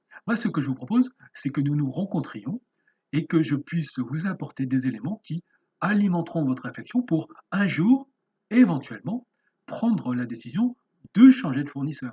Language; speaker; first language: French; native; French